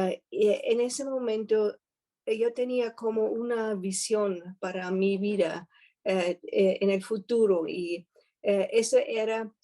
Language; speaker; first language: Spanish; non-native, fluent; German